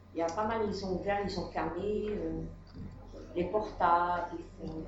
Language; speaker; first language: French; native; French